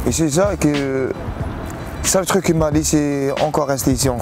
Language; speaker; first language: French; non-native, local second language; Arabic